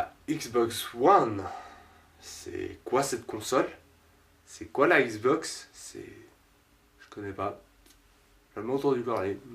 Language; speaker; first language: French; native; French